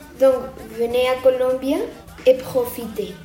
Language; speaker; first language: French; non-native, learner; Spanish